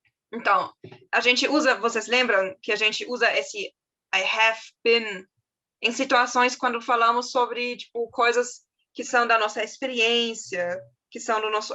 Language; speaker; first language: Portuguese; non-native, fluent; German